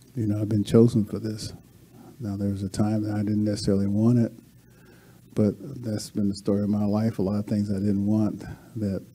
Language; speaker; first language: English; native; English